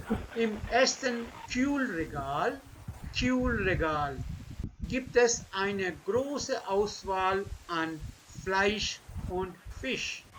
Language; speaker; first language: German; non-native, fluent; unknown